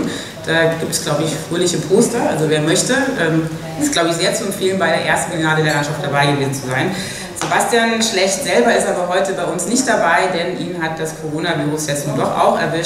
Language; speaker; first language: German; native; German